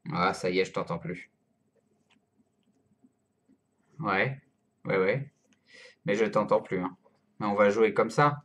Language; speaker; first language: French; native; French